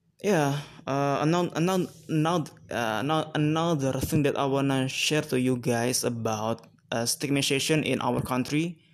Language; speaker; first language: English; non-native, learner; Indonesian